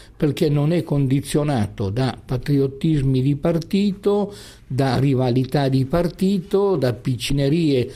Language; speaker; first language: Italian; native; Italian